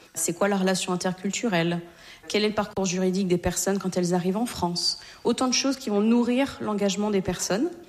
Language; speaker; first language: French; native; French